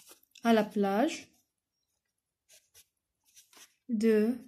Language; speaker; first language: French; non-native, local second language; Arabic